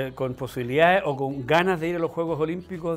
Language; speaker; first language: Spanish; native; Spanish